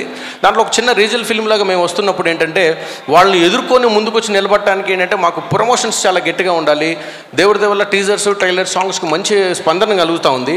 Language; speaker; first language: Telugu; native; Telugu